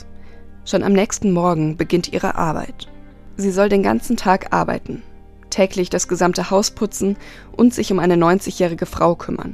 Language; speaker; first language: German; native; German